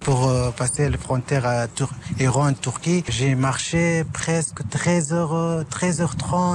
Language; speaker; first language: French; non-native, learner; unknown